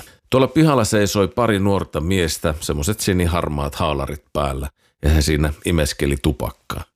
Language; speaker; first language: Finnish; native; Finnish